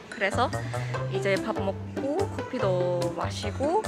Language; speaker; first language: Korean; early bilingual, heritage; Indonesian